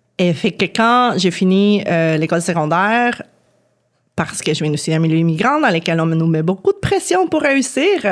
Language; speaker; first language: French; non-native, fluent; Spanish